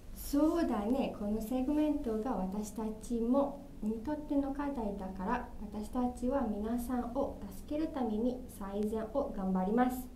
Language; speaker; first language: Japanese; non-native, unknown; Malay